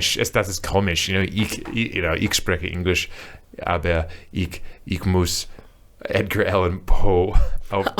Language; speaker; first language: German; non-native, learner; English